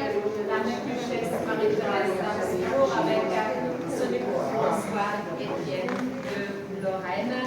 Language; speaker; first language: French; non-native, fluent; German